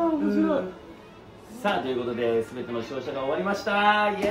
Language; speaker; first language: Japanese; native; Japanese